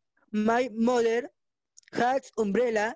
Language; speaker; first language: English; non-native, learner; Spanish